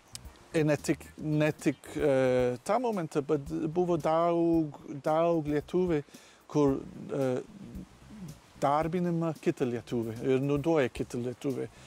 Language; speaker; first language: Lithuanian; non-native, learner; English